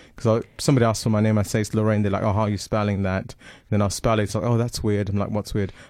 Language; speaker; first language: English; non-native, local second language; Shona